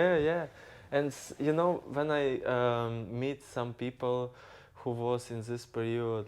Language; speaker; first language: English; non-native, learner; Ukrainian